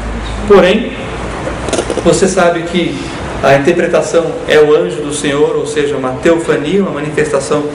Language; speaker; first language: Portuguese; native; Portuguese